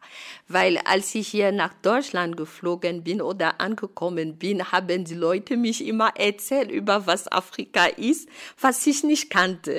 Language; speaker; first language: German; non-native, fluent; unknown